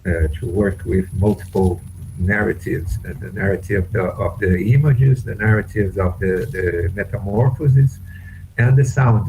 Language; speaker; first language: English; non-native, fluent; Portuguese